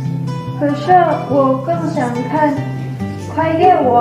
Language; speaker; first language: Chinese; non-native, learner; Indonesian